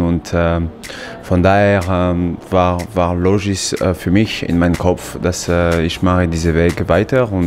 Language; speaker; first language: German; non-native, fluent; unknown